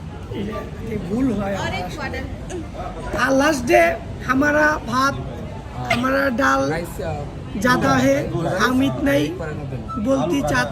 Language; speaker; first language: Hindi; non-native, learner; Bangla